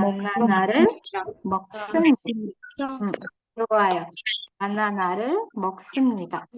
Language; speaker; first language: Korean; non-native, fluent; Indonesian